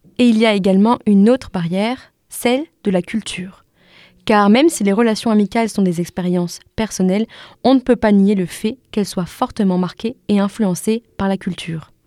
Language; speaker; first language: French; native; French